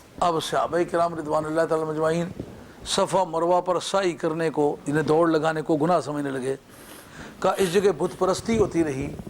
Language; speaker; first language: Urdu; non-native, local second language; Punjabi